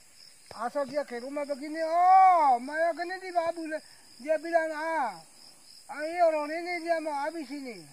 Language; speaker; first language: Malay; non-native, local second language; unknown